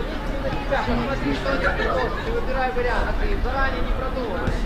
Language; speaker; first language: Russian; native; Russian